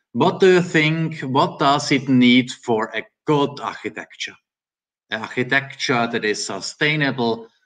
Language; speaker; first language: English; non-native, fluent; German